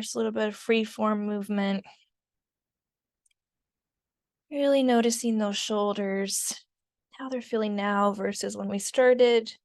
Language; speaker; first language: English; native; English